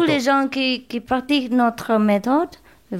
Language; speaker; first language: French; non-native, learner; Chinese